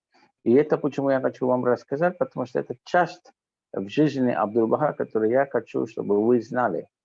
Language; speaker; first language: Russian; non-native, fluent; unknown